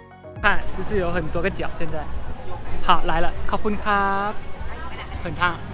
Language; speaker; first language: Chinese; non-native, learner; Thai